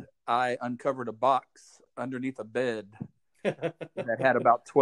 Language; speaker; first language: English; native; English